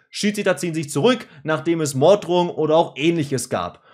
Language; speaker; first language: German; native; German